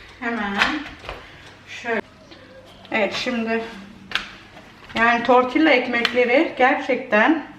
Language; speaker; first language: Turkish; early bilingual, heritage; Turkish